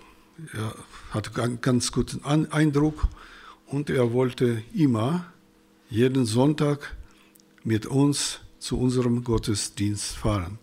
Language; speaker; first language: German; non-native, fluent; Russian